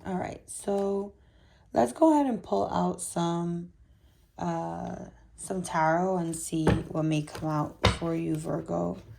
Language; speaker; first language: English; native; English